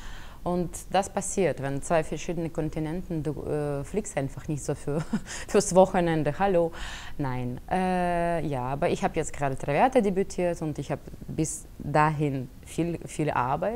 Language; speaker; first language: German; non-native, fluent; Russian